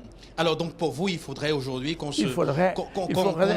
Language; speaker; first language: French; native; French